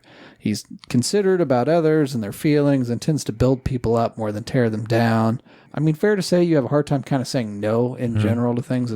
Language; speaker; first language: English; native; English